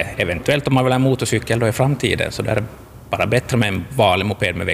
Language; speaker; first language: Swedish; native; Swedish